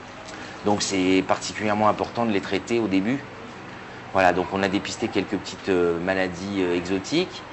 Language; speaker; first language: French; native; French